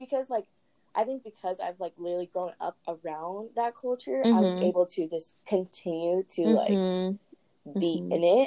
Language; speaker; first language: English; native; English